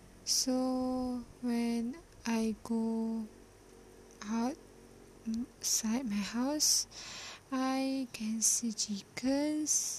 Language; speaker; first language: English; non-native, learner; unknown